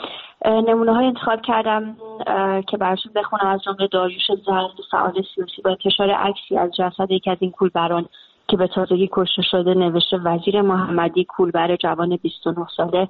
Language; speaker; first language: Persian; native; Persian